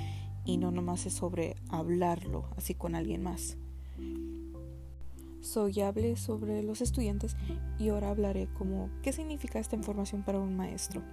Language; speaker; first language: Spanish; early bilingual, heritage; Spanish